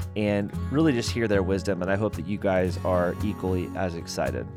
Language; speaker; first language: English; native; English